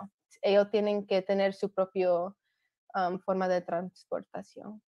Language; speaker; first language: Spanish; early bilingual, other home language; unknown